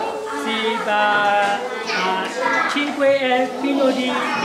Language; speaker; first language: Italian; non-native, learner; Burmese